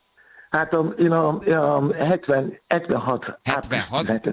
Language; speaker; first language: Hungarian; non-native, fluent; Yoruba